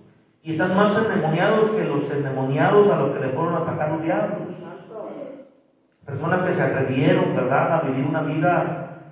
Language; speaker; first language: Spanish; native; Spanish